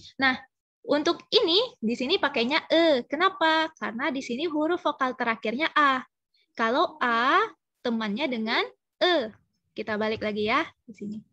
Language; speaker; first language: Indonesian; native; Indonesian